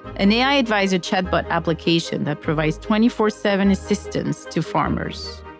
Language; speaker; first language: English; non-native, fluent; French